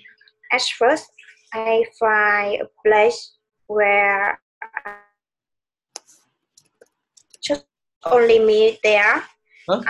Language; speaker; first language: English; non-native, learner; Vietnamese